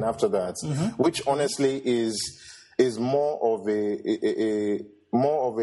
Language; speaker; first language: English; non-native, local second language; Yoruba